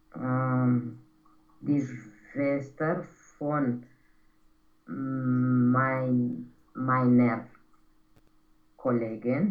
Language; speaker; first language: German; non-native, learner; Romanian